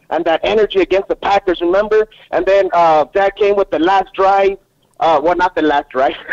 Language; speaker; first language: English; native; English